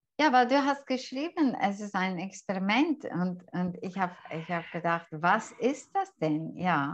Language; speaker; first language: German; non-native, fluent; English